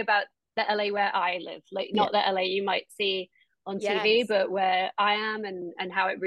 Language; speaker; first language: English; native; English